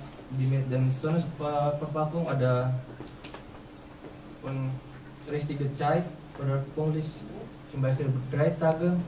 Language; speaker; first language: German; non-native, learner; Indonesian